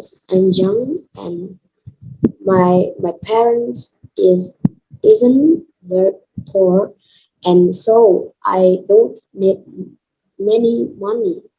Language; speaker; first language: English; non-native, learner; Vietnamese